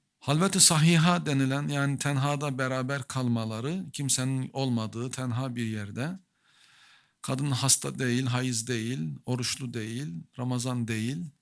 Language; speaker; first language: Turkish; native; Turkish